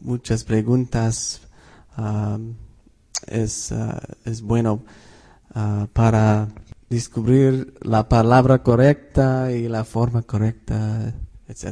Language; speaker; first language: Spanish; non-native, fluent; English